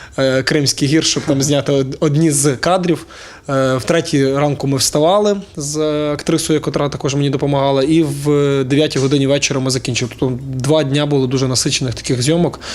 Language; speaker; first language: Ukrainian; native; Ukrainian